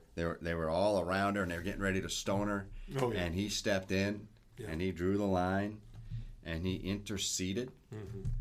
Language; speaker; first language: English; native; English